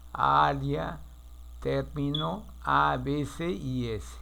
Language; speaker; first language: Spanish; native; Spanish